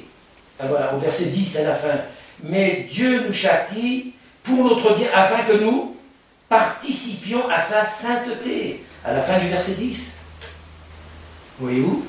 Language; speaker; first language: French; native; French